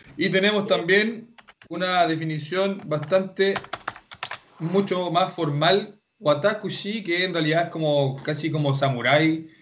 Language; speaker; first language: Spanish; native; Spanish